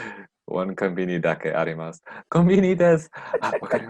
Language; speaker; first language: Japanese; non-native, learner; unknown